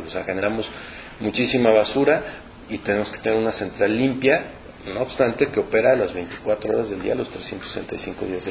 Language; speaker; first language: Spanish; native; Spanish